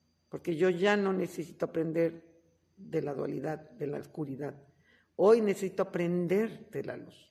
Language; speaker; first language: Spanish; native; Spanish